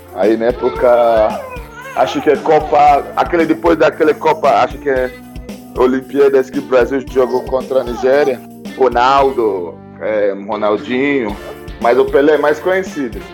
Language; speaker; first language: Portuguese; non-native, fluent; Igbo